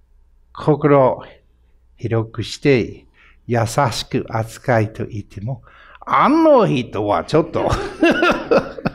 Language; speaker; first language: Japanese; non-native, fluent; English